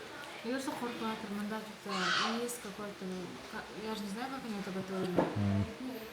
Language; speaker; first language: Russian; non-native, local second language; Kazakh